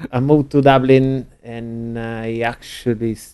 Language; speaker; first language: English; non-native, fluent; Italian